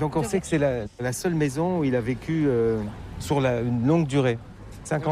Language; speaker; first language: French; native; French